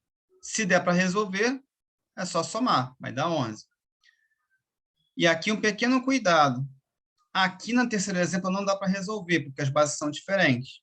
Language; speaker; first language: Portuguese; native; Portuguese